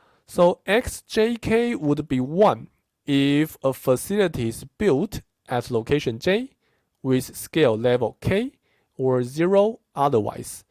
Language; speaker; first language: English; non-native, fluent; Chinese